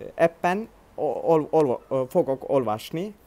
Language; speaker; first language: Hungarian; non-native, learner; Turkish